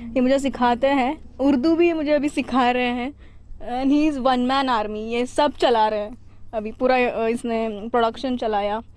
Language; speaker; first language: Hindi; non-native, local second language; Marathi